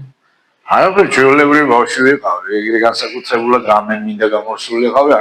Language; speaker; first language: Georgian; native; Georgian